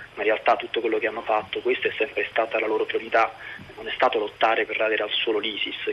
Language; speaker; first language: Italian; native; Italian